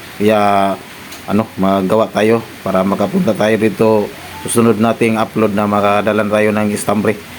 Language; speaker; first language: Filipino; non-native, local second language; Cebuano